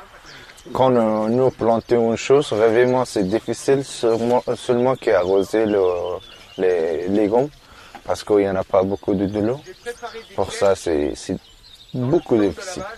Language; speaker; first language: French; non-native, learner; Persian